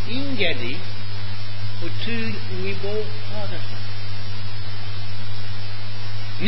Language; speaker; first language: Hungarian; non-native, fluent; English